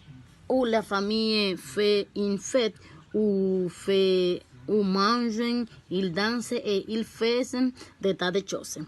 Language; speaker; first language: French; non-native, learner; Spanish